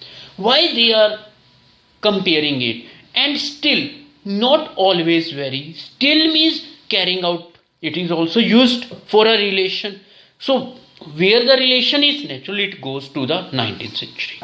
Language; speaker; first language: English; non-native, local second language; Hindi